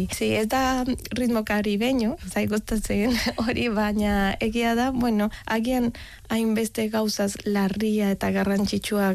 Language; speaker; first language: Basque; non-native, learner; Spanish